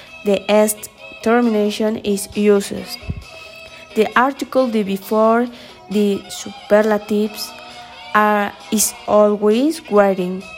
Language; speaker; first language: English; non-native, learner; Spanish